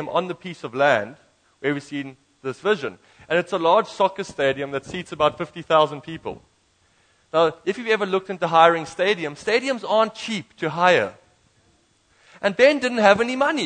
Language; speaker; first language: English; native; English